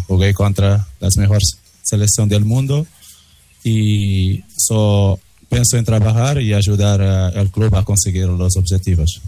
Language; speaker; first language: Spanish; non-native, learner; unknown